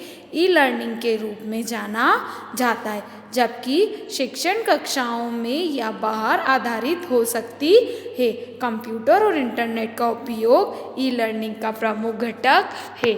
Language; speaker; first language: Hindi; native; Hindi